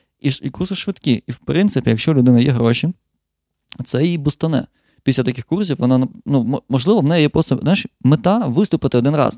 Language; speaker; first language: Ukrainian; non-native, local second language; Russian